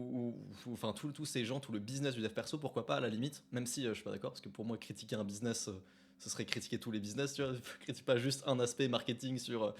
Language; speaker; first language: French; native; French